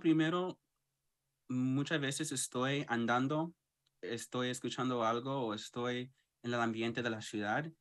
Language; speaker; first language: Spanish; early bilingual, heritage; English